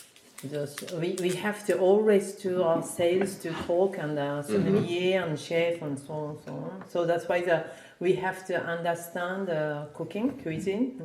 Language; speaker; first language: English; non-native, learner; Japanese